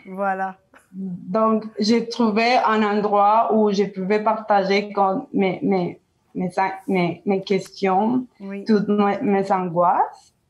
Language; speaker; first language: French; non-native, learner; Spanish